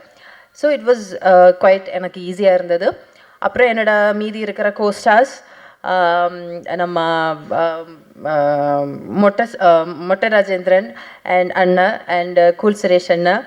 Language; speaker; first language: Tamil; non-native, fluent; Malayalam